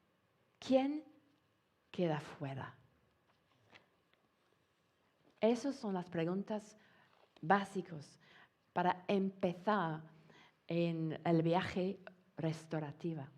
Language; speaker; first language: Spanish; non-native, fluent; English